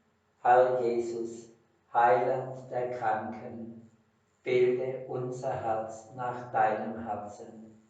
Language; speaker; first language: German; native; German